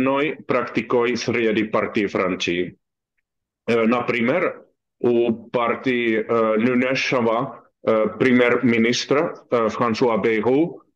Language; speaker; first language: Russian; non-native, learner; Finnish